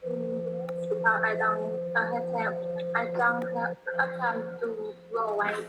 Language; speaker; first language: English; non-native, learner; Vietnamese